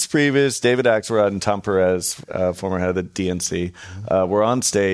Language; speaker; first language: English; native; English